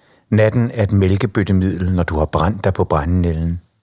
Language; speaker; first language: Danish; native; Danish